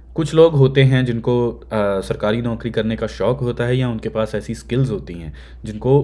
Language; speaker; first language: Hindi; native; Hindi